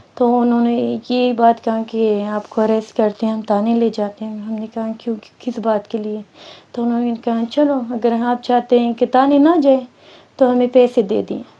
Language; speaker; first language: Urdu; non-native, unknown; Persian